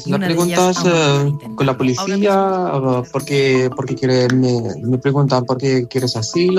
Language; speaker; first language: Spanish; non-native, learner; Arabic